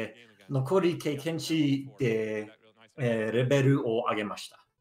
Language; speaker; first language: Japanese; non-native, learner; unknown